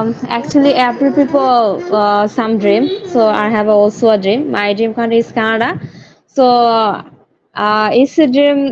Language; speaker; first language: English; non-native, learner; Bangla